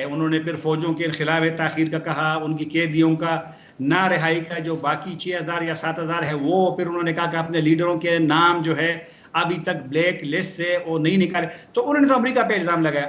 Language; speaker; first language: Hindi; non-native, local second language; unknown